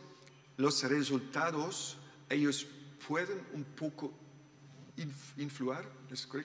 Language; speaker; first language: Spanish; non-native, learner; German